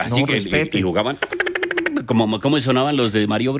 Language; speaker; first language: Spanish; native; Spanish